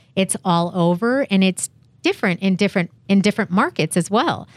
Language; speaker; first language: English; native; English